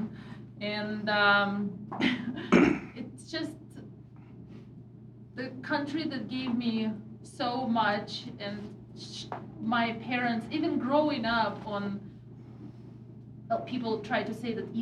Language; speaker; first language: English; non-native, fluent; Russian